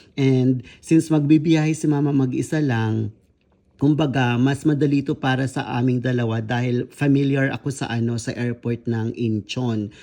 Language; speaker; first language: Filipino; non-native, local second language; Kinaray-a